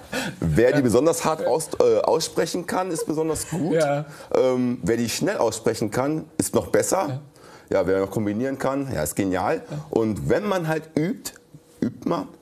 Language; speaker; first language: German; native; German